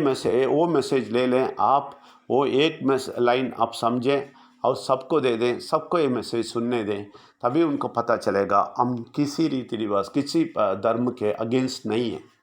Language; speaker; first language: Hindi; non-native, local second language; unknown